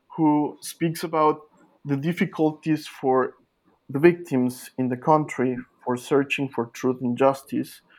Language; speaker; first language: English; non-native, fluent; Spanish